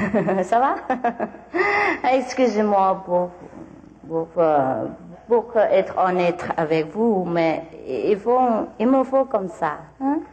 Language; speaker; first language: French; non-native, learner; Vietnamese